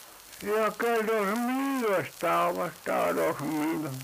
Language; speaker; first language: Spanish; non-native, local second language; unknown